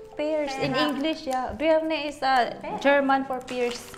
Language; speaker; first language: English; non-native, local second language; Filipino